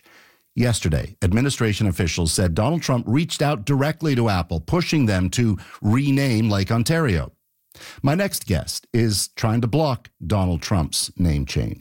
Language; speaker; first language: English; native; English